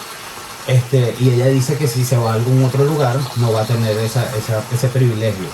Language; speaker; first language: Spanish; native; Spanish